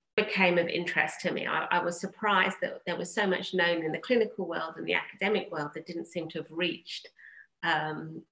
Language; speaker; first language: English; native; English